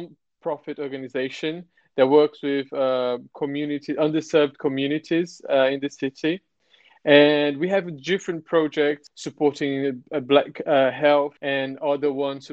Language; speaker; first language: English; non-native, fluent; Portuguese